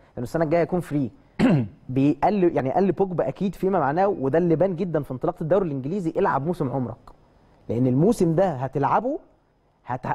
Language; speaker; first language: Egyptian Arabic; native; Egyptian Arabic